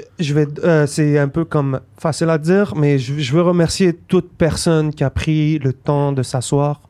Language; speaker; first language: French; native; French